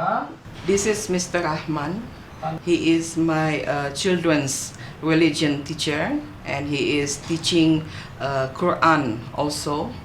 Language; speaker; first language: English; non-native, learner; Indonesian